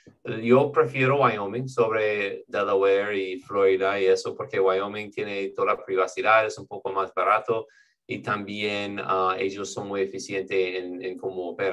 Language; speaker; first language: Spanish; non-native, fluent; English